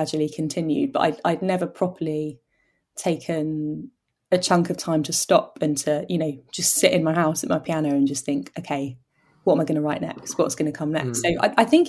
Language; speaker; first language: English; native; English